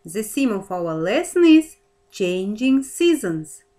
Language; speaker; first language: English; non-native, fluent; Kazakh